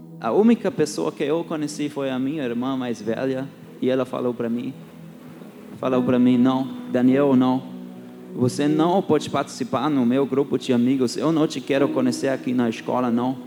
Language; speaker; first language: Portuguese; non-native, fluent; German